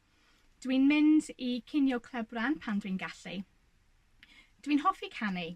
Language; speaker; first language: Welsh; non-native, learner; English